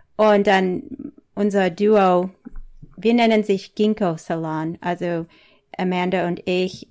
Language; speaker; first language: German; non-native, fluent; English